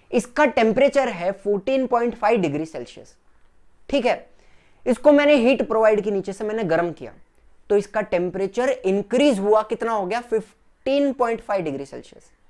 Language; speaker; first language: Hindi; non-native, local second language; Gujarati